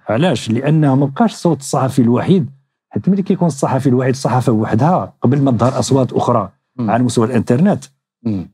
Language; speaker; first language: Arabic; native; Arabic